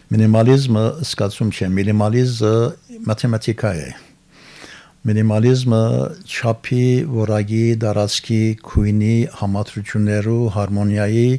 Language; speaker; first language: Armenian; early bilingual, heritage; Armenian